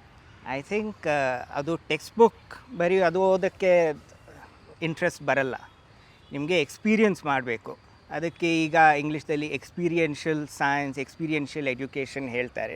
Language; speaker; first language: Kannada; non-native, local second language; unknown